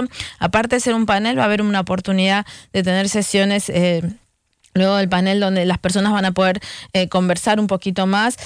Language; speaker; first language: Spanish; native; Spanish